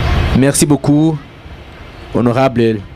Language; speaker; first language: French; non-native, local second language; Kinyarwanda